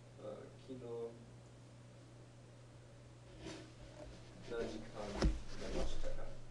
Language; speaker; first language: Japanese; non-native, learner; English